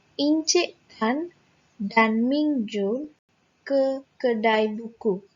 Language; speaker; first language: Malay; non-native, local second language; Tamil